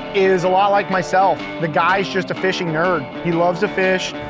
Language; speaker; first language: English; native; English